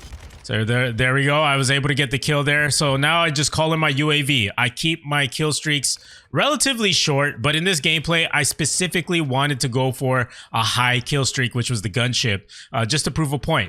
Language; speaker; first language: English; native; English